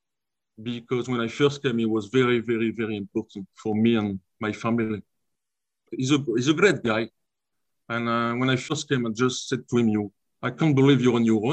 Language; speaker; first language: English; non-native, fluent; French